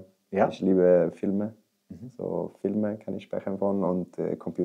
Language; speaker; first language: German; non-native, learner; Swedish